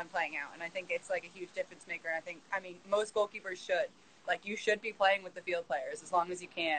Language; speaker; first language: English; native; English